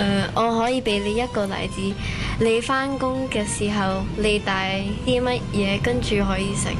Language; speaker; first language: Cantonese; early bilingual, other home language; Filipino